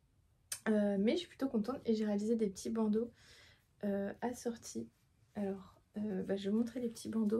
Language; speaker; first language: French; native; French